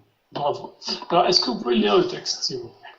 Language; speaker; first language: French; non-native, fluent; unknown